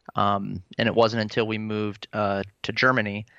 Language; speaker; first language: English; native; English